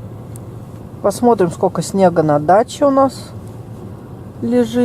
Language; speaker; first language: Russian; native; Russian